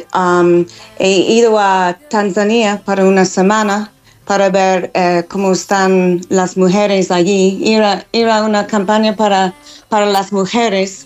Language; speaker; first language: Spanish; non-native, fluent; English